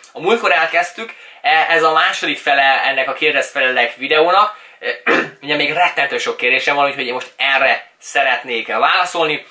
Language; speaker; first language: Hungarian; early bilingual, other home language; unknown